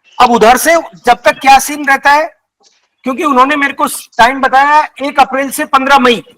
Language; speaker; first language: Hindi; native; Hindi